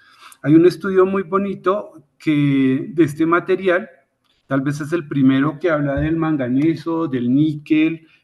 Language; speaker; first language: Spanish; native; Spanish